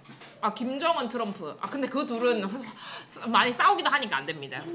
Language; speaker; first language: Korean; native; Korean